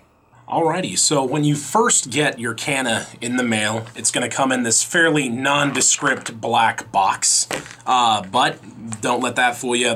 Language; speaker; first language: English; native; English